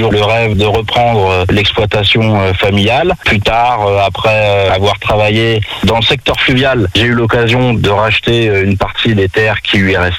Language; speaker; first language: French; native; French